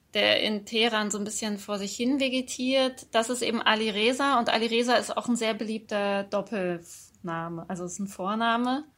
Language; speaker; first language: German; early bilingual, other home language; Persian